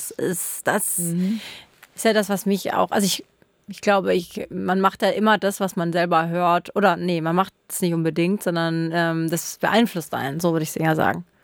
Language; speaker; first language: German; native; German